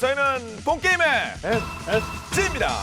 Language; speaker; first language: Korean; native; Korean